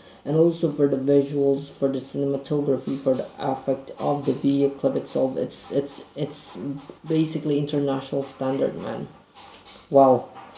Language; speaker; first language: English; non-native, fluent; Indonesian